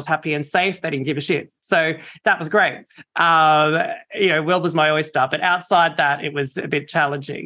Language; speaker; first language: English; native; English